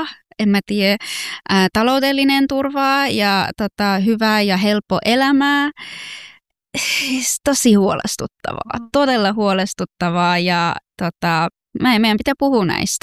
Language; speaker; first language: Finnish; early bilingual, other home language; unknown